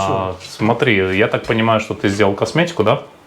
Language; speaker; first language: Russian; native; Russian